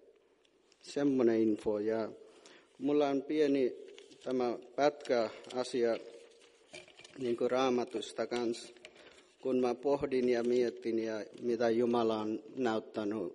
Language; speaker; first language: Finnish; non-native, fluent; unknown